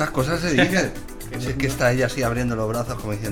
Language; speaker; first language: Spanish; native; Spanish